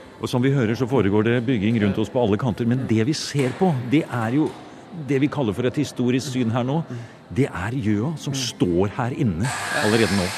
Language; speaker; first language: Norwegian; native; Norwegian